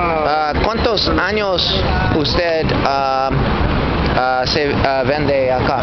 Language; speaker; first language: Spanish; non-native, learner; English